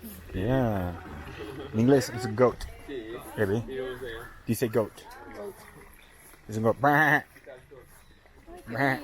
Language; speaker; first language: Spanish; non-native, learner; English